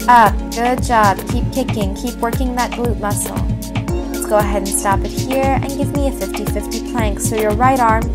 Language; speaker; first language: English; native; English